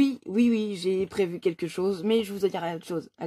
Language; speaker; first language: French; native; French